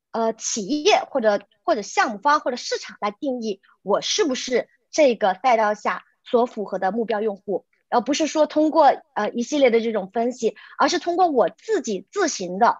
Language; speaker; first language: Chinese; native; Chinese